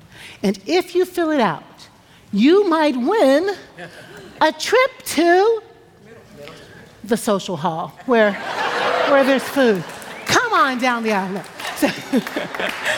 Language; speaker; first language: English; native; English